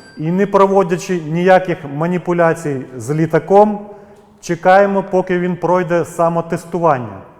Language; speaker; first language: Ukrainian; native; Ukrainian